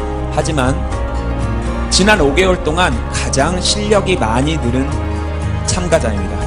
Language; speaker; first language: Korean; native; Korean